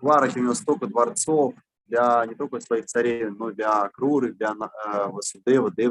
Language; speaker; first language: Russian; native; Russian